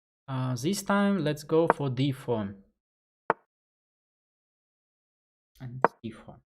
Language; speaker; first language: English; non-native, fluent; Russian